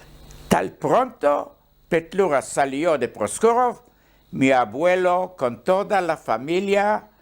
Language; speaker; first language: Spanish; non-native, learner; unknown